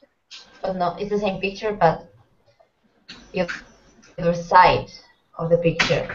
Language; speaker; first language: English; non-native, fluent; Spanish